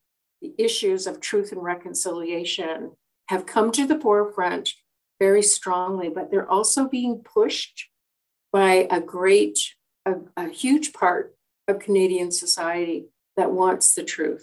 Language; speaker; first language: English; native; English